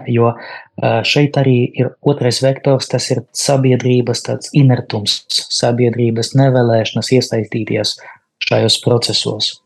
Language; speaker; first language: Latvian; non-native, local second language; Russian